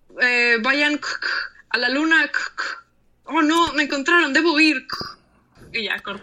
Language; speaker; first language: Spanish; native; Spanish